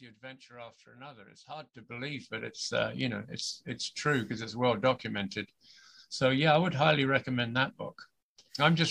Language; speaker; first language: English; native; English